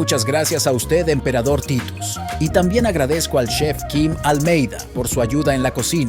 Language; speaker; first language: Spanish; native; Spanish